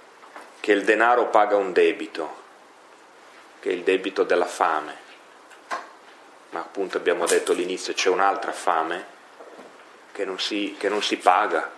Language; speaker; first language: Italian; native; Italian